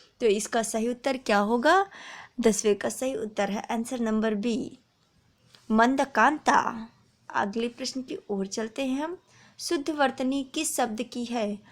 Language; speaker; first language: Hindi; native; Hindi